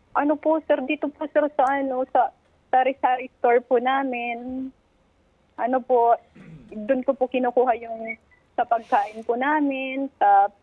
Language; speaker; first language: Filipino; non-native, local second language; Bikol